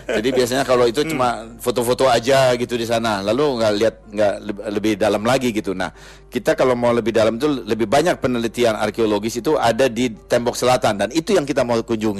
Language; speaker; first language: Indonesian; native; Indonesian